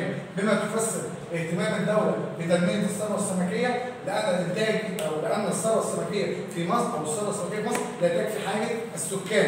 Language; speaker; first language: Arabic; native; Arabic